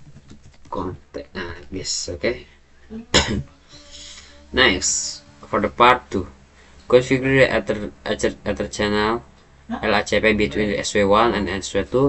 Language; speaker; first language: English; non-native, learner; Indonesian